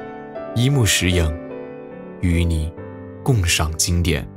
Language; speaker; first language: Chinese; native; Chinese